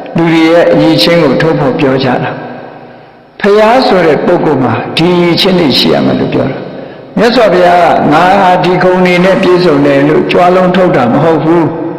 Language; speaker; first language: Burmese; native; Burmese